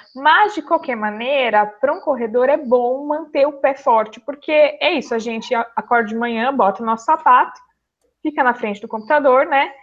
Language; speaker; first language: Portuguese; native; Portuguese